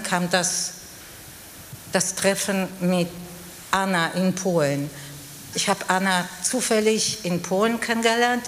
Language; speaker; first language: German; non-native, fluent; Polish